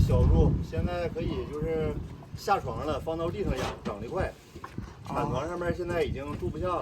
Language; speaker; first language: Chinese; native; Chinese